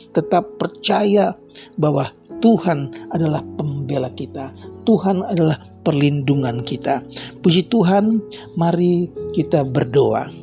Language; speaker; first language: Indonesian; native; Indonesian